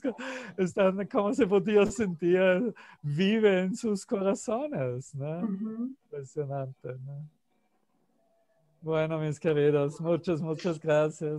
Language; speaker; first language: Spanish; non-native, fluent; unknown